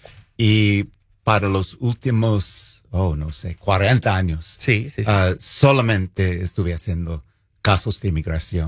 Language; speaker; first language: Spanish; non-native, fluent; English